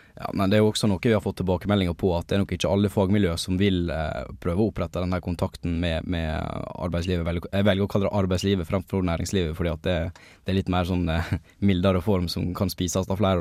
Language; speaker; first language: Norwegian; native; Norwegian